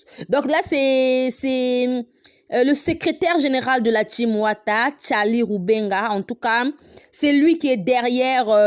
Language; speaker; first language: French; non-native, local second language; Lingala